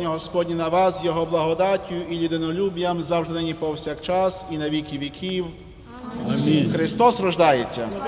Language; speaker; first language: Ukrainian; native; Ukrainian